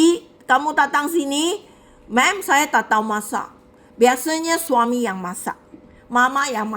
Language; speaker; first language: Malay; non-native, local second language; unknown